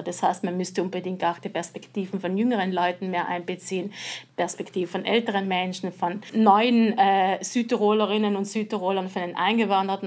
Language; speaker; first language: German; native; German